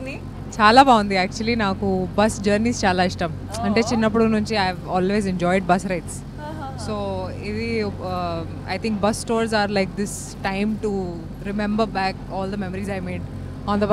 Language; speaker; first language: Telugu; non-native, fluent; Hindi